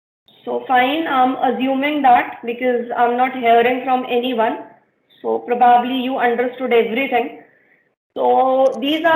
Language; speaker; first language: English; non-native, local second language; Hindi